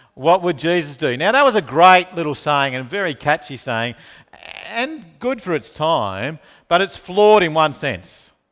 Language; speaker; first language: English; native; English